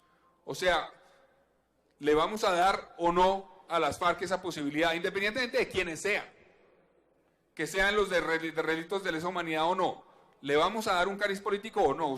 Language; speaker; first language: Spanish; native; Spanish